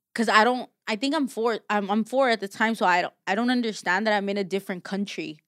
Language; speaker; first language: English; early bilingual, other home language; Spanish